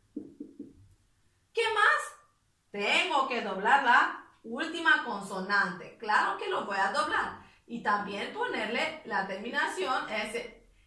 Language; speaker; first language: Spanish; native; Spanish